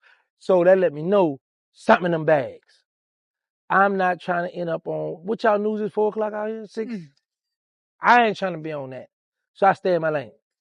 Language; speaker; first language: English; native; English